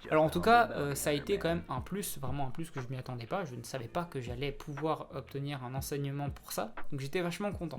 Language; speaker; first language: French; native; French